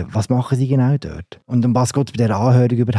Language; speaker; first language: German; native; German